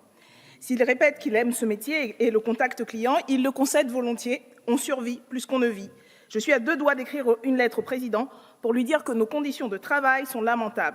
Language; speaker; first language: French; native; French